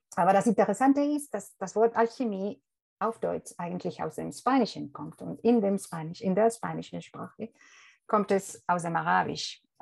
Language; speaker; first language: German; non-native, fluent; Spanish